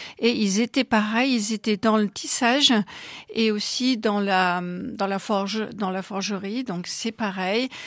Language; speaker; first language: French; non-native, fluent; German